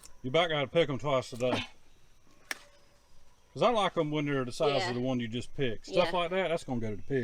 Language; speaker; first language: English; native; English